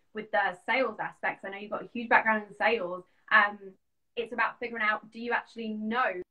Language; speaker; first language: English; native; English